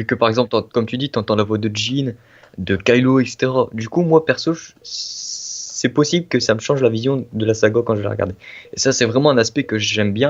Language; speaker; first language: French; native; French